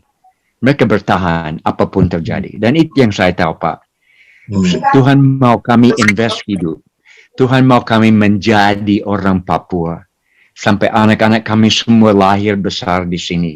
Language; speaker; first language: Indonesian; non-native, fluent; English